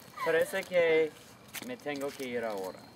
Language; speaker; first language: Spanish; non-native, learner; English